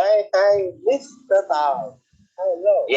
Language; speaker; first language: English; non-native, learner; Vietnamese